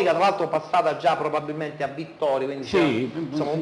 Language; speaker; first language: Italian; native; Italian